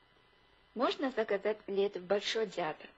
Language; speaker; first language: Russian; non-native, fluent; Chinese